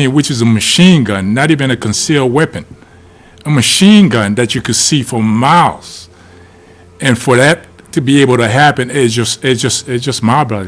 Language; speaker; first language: English; non-native, fluent; Haitian Creole